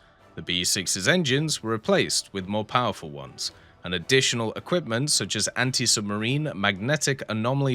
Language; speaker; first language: English; native; English